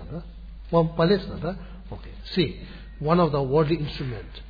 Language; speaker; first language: Russian; non-native, learner; Tibetan